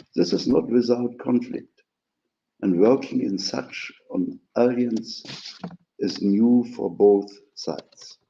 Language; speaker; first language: English; non-native, fluent; German